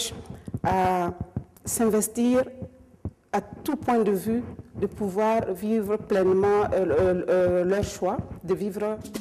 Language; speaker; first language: French; non-native, local second language; Mossi